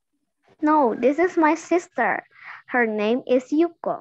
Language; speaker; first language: English; non-native, learner; Indonesian